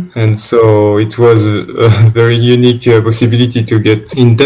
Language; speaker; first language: English; non-native, fluent; French